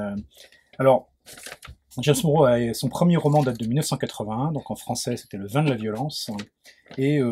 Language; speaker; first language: French; native; French